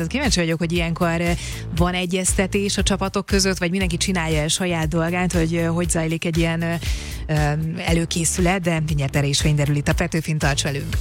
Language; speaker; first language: Hungarian; native; Hungarian